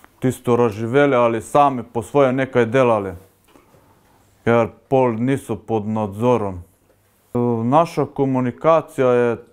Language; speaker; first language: Slovenian; non-native, local second language; Romany